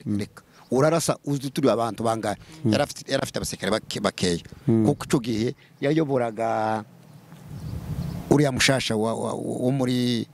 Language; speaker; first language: Kinyarwanda; native; Kinyarwanda